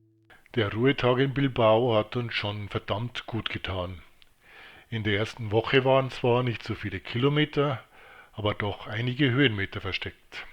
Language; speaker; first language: German; native; German